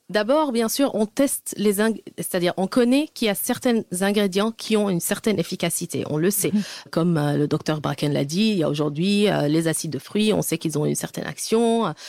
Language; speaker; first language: French; non-native, fluent; Arabic